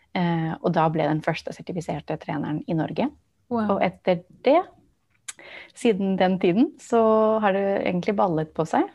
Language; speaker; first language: Norwegian; non-native, fluent; English